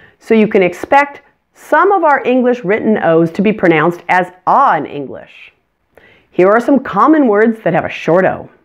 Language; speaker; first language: English; native; English